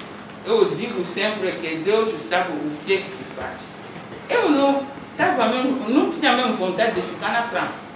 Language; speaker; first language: Portuguese; non-native, local second language; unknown